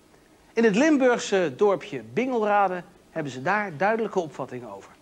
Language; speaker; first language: Dutch; native; Dutch